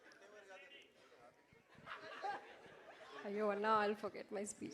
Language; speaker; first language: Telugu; non-native, learner; Malayalam